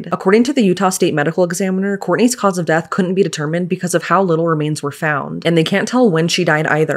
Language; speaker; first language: English; native; English